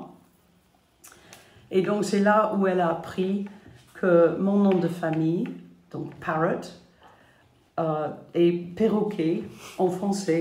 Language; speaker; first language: French; non-native, fluent; English